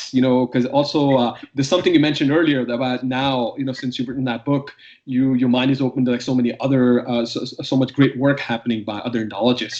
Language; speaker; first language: English; non-native, local second language; Hindi